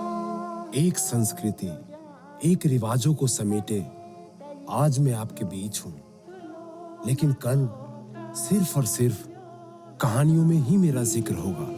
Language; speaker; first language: Hindi; native; Hindi